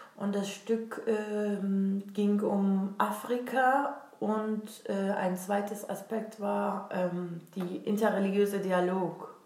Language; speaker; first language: German; non-native, fluent; Turkish